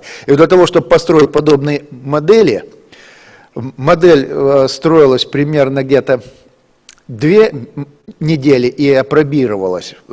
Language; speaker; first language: Russian; native; Russian